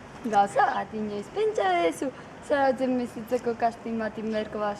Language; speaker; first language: Basque; native; Basque